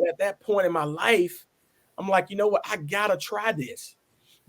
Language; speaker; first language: English; native; English